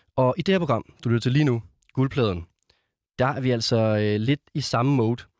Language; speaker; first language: Danish; native; Danish